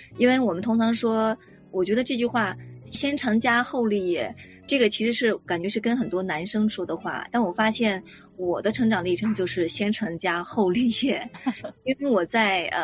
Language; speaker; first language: Chinese; native; Chinese